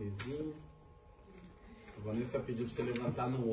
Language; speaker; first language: Portuguese; native; Portuguese